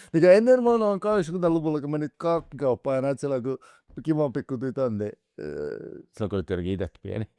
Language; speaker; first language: Finnish; native; Finnish